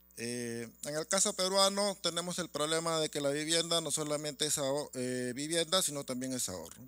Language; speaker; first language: Spanish; native; Spanish